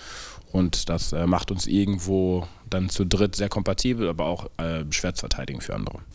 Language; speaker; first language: German; native; German